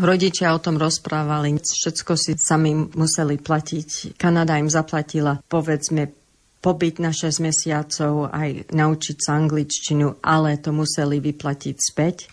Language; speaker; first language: Slovak; early bilingual, heritage; Slovak